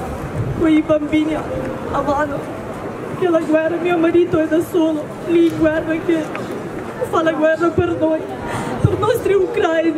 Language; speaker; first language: Italian; non-native, fluent; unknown